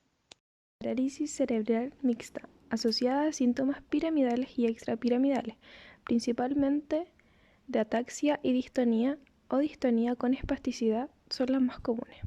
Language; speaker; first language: Spanish; native; Spanish